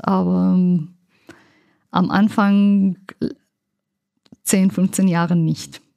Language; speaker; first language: German; non-native, learner; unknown